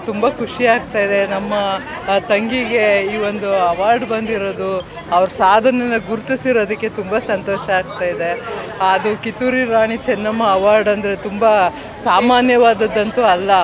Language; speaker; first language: Kannada; native; Kannada